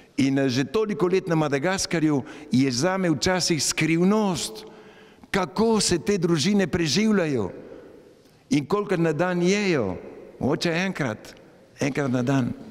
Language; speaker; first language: Slovenian; early bilingual, heritage; Slovenian